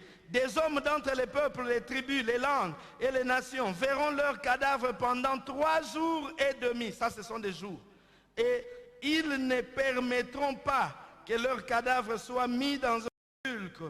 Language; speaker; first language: French; non-native, local second language; Lingala